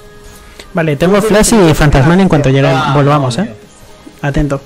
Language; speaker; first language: Spanish; native; Spanish